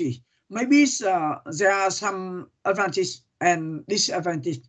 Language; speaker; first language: English; non-native, learner; Vietnamese